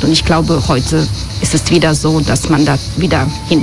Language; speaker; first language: German; non-native, fluent; Croatian